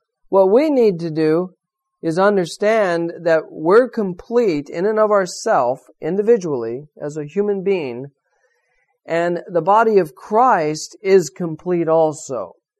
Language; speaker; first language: English; native; English